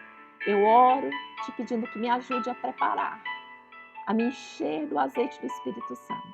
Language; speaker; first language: Portuguese; native; Portuguese